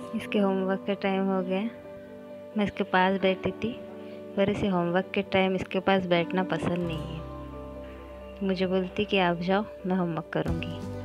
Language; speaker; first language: Hindi; non-native, local second language; Marathi